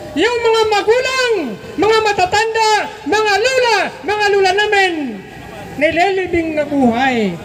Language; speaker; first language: Filipino; non-native, local second language; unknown